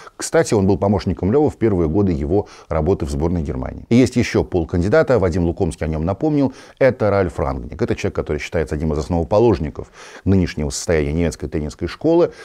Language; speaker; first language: Russian; native; Russian